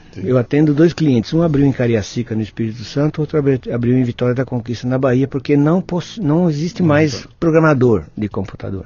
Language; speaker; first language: Portuguese; native; Portuguese